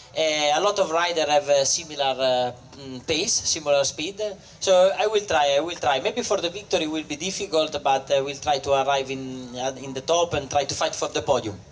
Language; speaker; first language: English; non-native, fluent; Italian